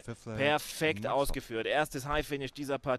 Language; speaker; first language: German; native; German